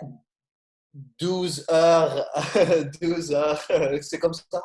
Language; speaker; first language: French; non-native, learner; Arabic